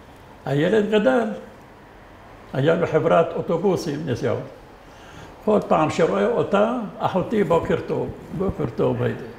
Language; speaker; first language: Hebrew; non-native, fluent; Arabic